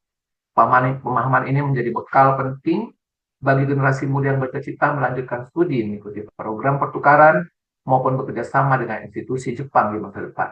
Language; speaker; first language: Indonesian; native; Indonesian